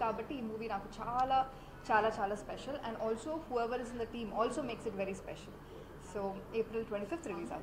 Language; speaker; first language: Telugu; non-native, learner; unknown